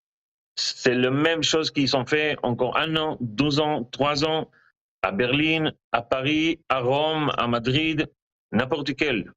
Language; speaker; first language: French; non-native, learner; Hebrew